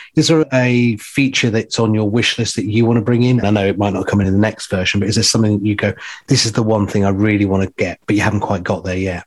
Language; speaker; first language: English; native; English